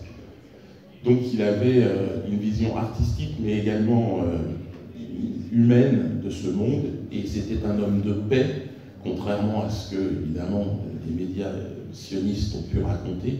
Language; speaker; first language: French; native; French